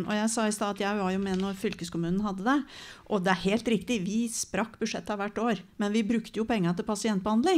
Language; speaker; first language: Norwegian; native; Norwegian